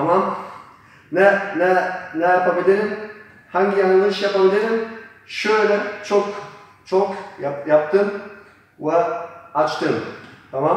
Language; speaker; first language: Turkish; non-native, learner; Polish